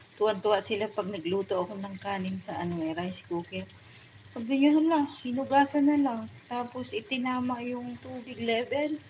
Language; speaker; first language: Filipino; non-native, local second language; Bikol